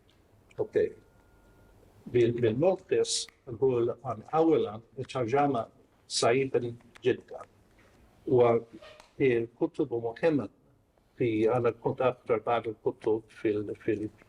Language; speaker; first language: Arabic; non-native, fluent; English